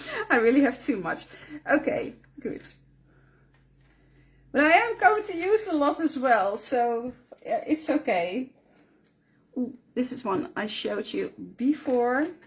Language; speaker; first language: English; non-native, fluent; Dutch